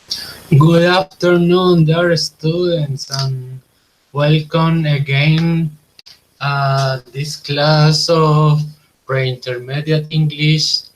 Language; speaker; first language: English; non-native, learner; Spanish